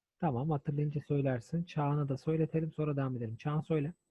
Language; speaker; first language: Turkish; native; Turkish